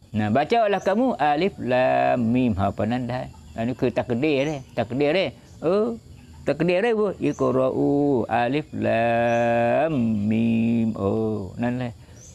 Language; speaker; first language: Malay; native; Malay